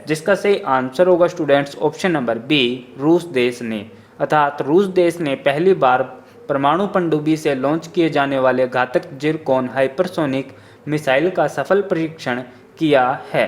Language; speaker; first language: Hindi; native; Hindi